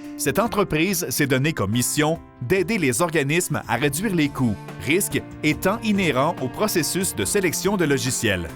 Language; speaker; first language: French; native; French